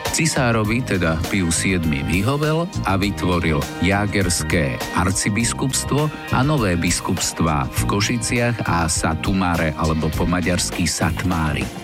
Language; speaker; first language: Slovak; native; Slovak